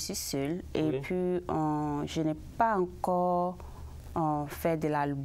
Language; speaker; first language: French; early bilingual, other home language; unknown